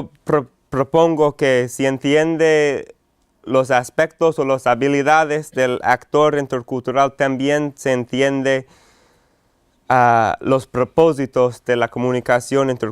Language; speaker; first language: Spanish; non-native, fluent; English